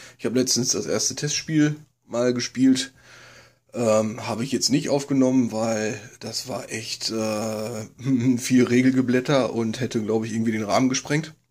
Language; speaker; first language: German; native; German